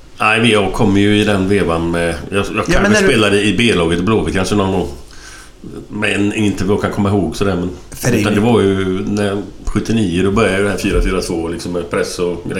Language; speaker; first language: Swedish; native; Swedish